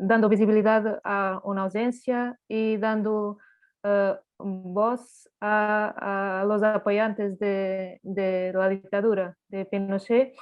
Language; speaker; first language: Spanish; non-native, learner; Portuguese